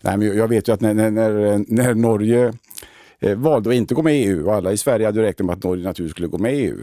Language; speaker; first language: Swedish; native; Swedish